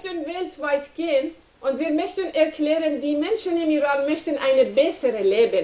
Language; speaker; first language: German; non-native, learner; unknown